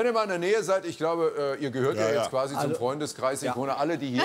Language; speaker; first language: German; native; German